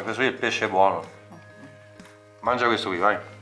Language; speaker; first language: Italian; native; Italian